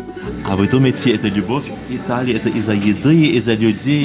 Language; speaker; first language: Russian; non-native, fluent; German